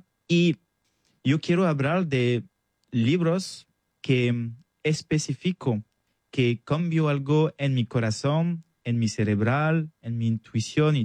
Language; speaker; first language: Spanish; non-native, learner; French